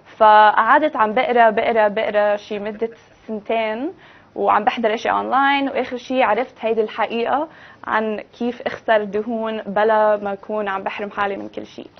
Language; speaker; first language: Arabic; early bilingual, heritage; Arabic